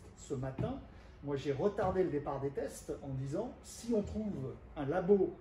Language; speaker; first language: French; native; French